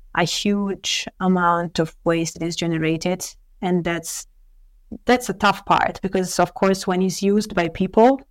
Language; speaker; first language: English; non-native, fluent; Italian